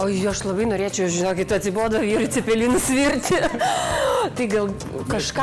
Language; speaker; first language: Lithuanian; native; Lithuanian